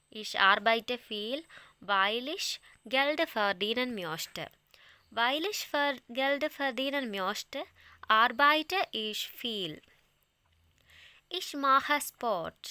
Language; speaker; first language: German; non-native, fluent; Malayalam